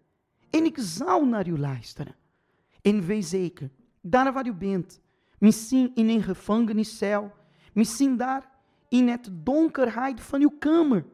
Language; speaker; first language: Dutch; non-native, fluent; Portuguese